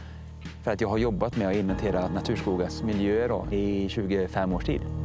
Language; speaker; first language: Swedish; native; Swedish